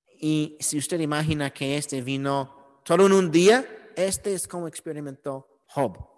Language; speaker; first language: Spanish; non-native, learner; English